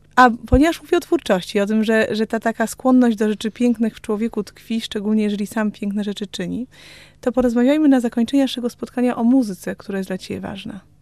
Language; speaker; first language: Polish; native; Polish